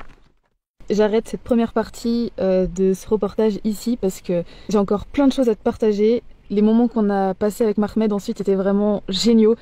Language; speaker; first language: French; native; French